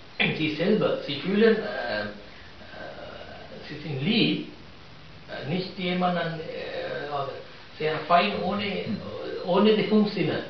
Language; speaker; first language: German; non-native, fluent; Sinhala